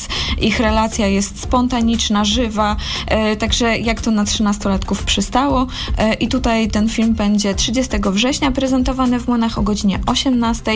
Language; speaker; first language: Polish; native; Polish